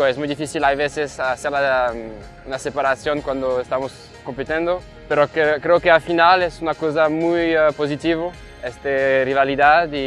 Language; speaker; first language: Spanish; non-native, fluent; French